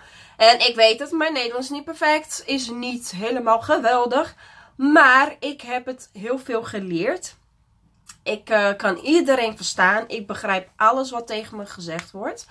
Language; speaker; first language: Dutch; non-native, fluent; Portuguese